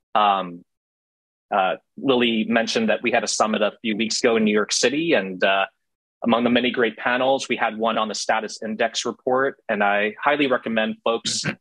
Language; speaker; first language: English; native; English